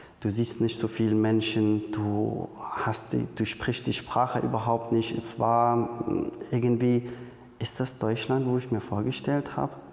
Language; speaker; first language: German; non-native, fluent; Arabic